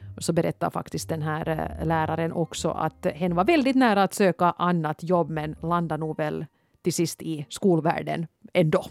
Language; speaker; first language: Swedish; native; Swedish